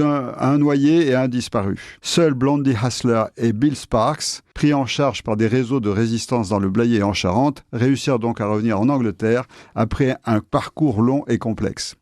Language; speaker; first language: French; native; French